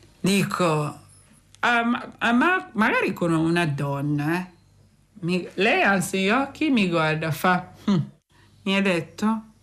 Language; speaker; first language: Italian; non-native, fluent; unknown